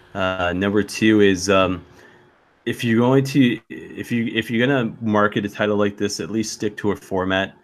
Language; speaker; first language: English; native; English